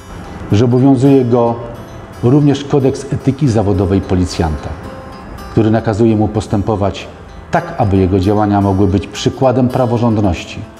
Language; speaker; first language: Polish; native; Polish